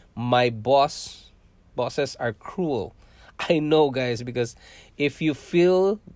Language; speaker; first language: English; non-native, local second language; Cebuano